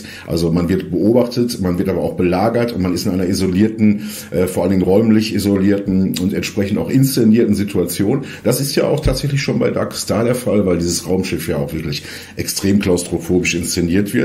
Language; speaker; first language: German; native; German